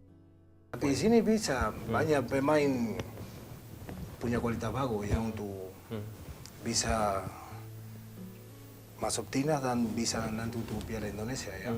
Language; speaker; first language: Indonesian; non-native, learner; Spanish